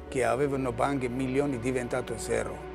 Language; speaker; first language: Italian; non-native, learner; Armenian